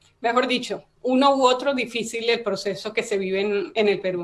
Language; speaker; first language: Spanish; native; Spanish